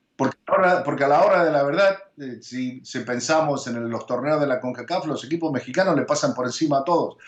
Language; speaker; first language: Spanish; early bilingual, heritage; Spanish